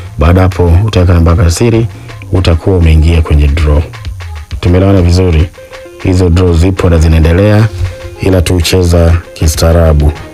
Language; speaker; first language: Swahili; native; Swahili